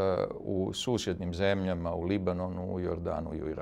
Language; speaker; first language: Serbian; native; Serbian